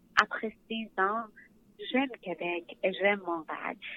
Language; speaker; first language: French; non-native, learner; Persian